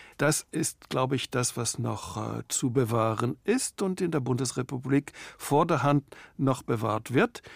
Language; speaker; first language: German; native; German